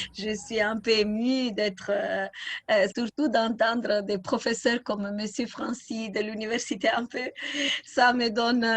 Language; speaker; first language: French; non-native, fluent; Italian